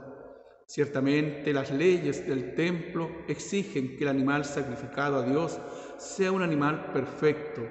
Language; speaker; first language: Spanish; native; Spanish